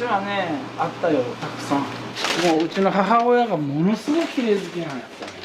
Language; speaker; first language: Japanese; native; Japanese